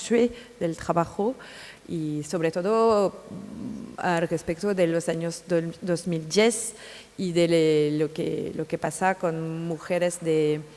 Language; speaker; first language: Spanish; non-native, learner; French